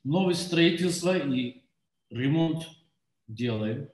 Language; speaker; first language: Russian; non-native, learner; Turkish